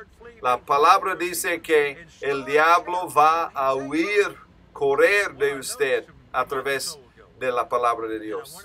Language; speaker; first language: Spanish; non-native, learner; English